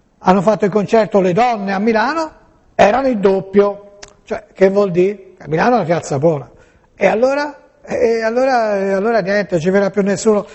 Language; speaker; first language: Italian; native; Italian